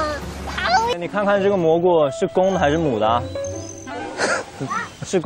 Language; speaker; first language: Chinese; native; Chinese